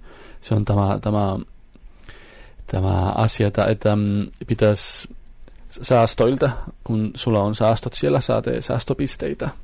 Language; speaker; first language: Finnish; non-native, fluent; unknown